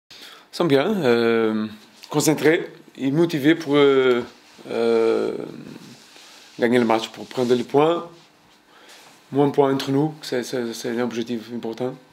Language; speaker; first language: French; non-native, fluent; Portuguese